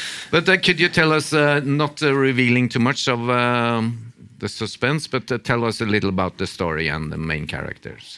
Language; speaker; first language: English; non-native, fluent; Norwegian